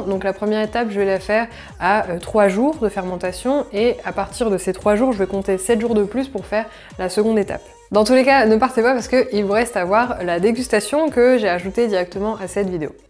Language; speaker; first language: French; native; French